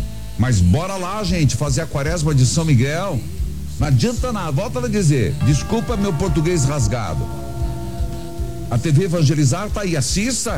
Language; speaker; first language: Portuguese; native; Portuguese